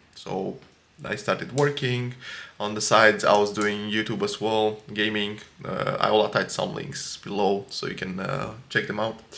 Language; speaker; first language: English; non-native, fluent; Romanian